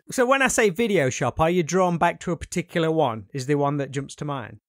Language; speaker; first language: English; native; English